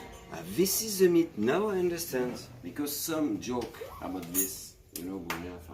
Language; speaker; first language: English; non-native, learner; French